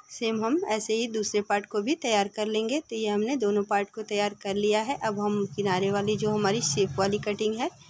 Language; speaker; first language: Hindi; native; Hindi